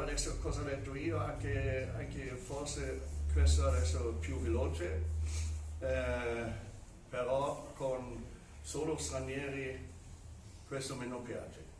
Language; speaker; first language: Italian; non-native, fluent; German